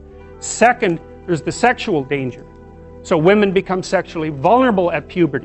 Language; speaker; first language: English; native; English